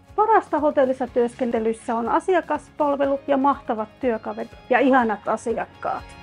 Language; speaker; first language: Finnish; native; Finnish